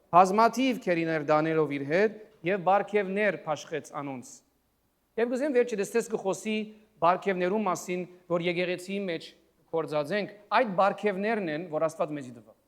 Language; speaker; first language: Armenian; early bilingual, heritage; Armenian